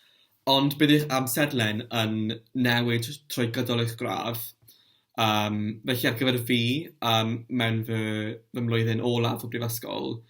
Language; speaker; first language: Welsh; non-native, local second language; English